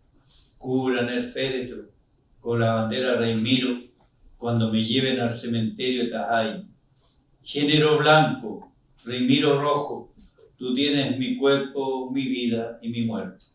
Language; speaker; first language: Spanish; non-native, local second language; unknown